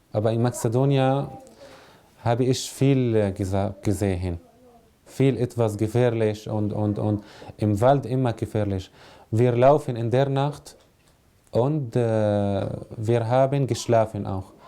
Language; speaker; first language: German; non-native, learner; Arabic